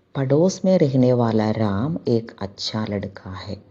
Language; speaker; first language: Hindi; non-native, local second language; Malayalam